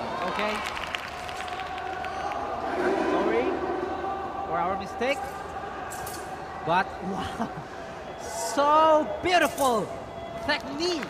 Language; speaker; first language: English; non-native, fluent; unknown